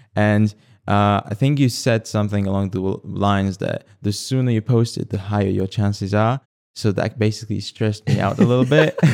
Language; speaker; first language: English; non-native, fluent; Slovak